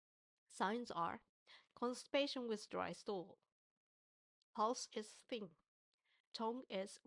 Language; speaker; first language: English; non-native, fluent; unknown